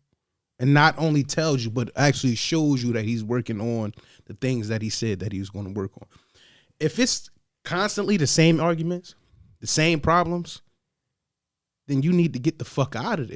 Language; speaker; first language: English; native; English